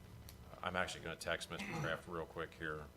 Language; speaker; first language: English; native; English